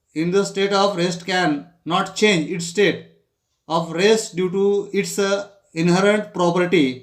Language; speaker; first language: English; non-native, local second language; Marathi